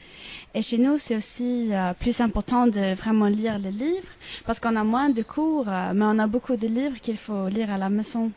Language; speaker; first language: French; non-native, fluent; Swedish